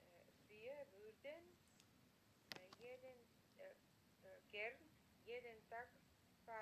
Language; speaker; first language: German; non-native, learner; Macedonian